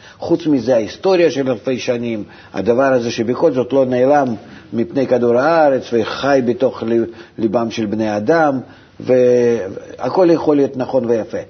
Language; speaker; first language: Hebrew; non-native, fluent; Russian